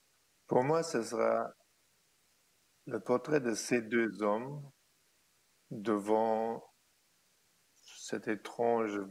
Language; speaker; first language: French; non-native, fluent; German